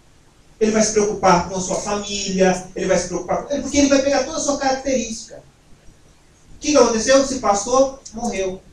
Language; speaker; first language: Portuguese; native; Portuguese